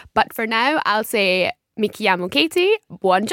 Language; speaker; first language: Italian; non-native, learner; English